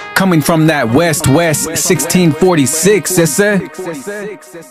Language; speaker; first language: English; early bilingual, other home language; Spanish